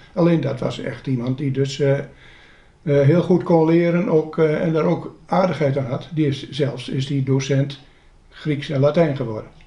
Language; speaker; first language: Dutch; native; Dutch